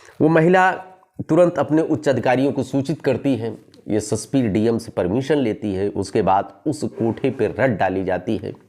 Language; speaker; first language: Hindi; native; Hindi